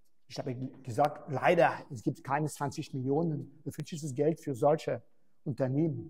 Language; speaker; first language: German; non-native, fluent; French